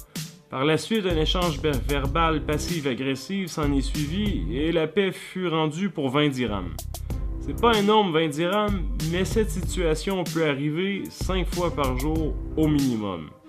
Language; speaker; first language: French; native; French